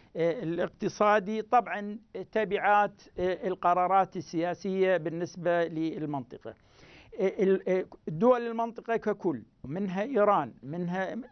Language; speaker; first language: Arabic; native; Arabic